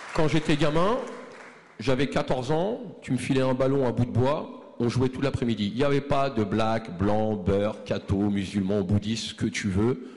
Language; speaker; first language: French; native; French